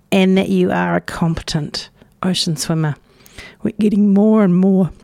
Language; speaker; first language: English; native; English